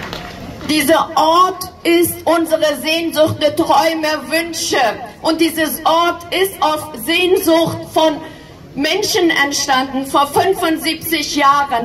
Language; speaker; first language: German; non-native, fluent; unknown